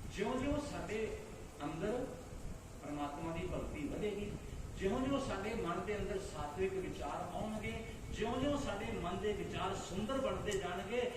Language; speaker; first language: Hindi; non-native, local second language; Punjabi